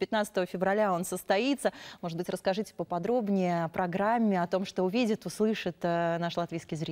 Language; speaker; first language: Russian; native; Russian